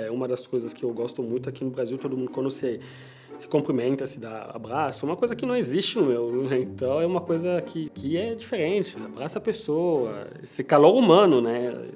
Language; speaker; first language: Portuguese; non-native, fluent; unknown